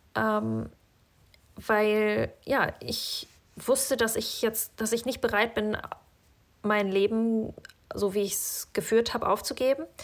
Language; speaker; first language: German; early bilingual, other home language; Russian